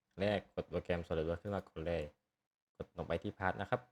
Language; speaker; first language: Thai; native; Thai